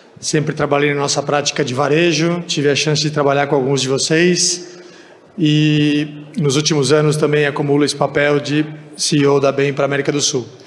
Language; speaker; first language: Portuguese; native; Portuguese